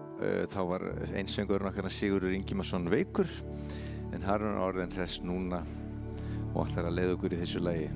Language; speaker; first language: Icelandic; native; Icelandic